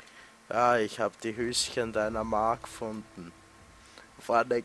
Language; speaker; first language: German; native; German